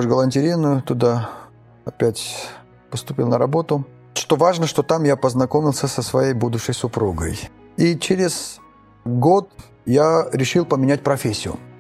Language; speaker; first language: Russian; non-native, local second language; Armenian